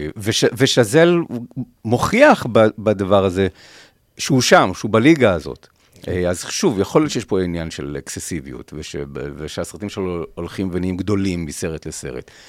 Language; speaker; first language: Hebrew; native; Hebrew